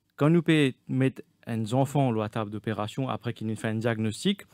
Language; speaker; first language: French; non-native, local second language; Morisyen